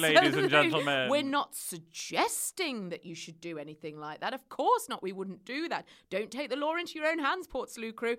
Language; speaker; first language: English; native; English